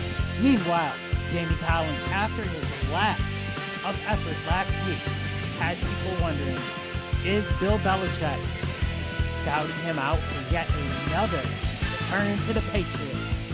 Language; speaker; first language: English; native; English